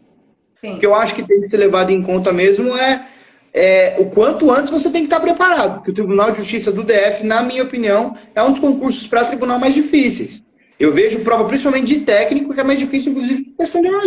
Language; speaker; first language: Portuguese; native; Portuguese